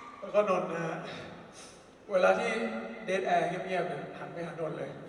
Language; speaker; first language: Thai; native; Thai